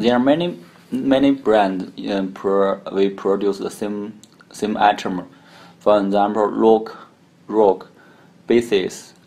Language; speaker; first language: English; non-native, learner; Chinese